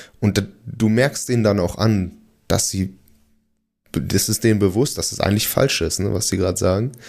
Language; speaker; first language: German; early bilingual, other home language; Portuguese